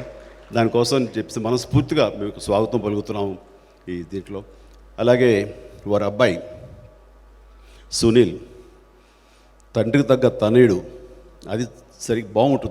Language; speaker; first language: Telugu; native; Telugu